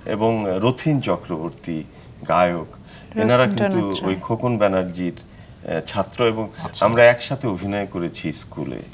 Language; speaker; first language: Bangla; native; Bangla